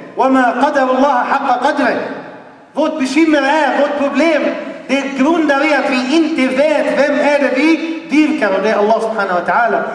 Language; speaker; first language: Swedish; non-native, fluent; Arabic